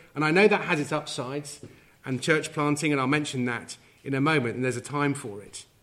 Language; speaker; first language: English; native; English